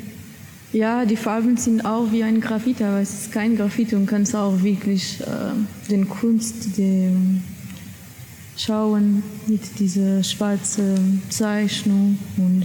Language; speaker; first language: German; non-native, learner; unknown